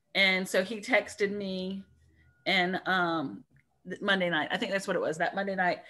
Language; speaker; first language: English; native; English